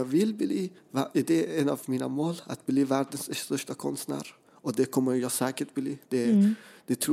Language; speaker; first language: Swedish; non-native, fluent; Persian